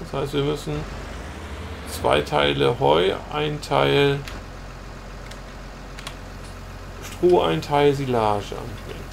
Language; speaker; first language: German; native; German